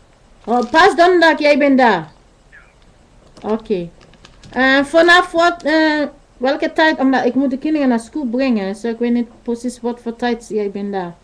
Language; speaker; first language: Dutch; non-native, learner; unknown